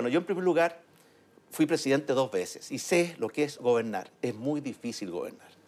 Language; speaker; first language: Spanish; native; Spanish